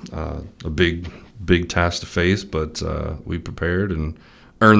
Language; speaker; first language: English; native; English